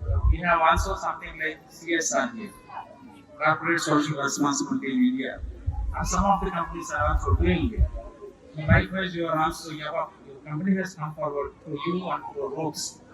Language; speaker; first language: English; non-native, local second language; Telugu